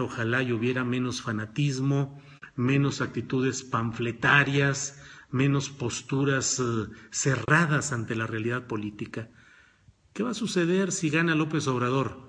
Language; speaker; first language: Spanish; native; Spanish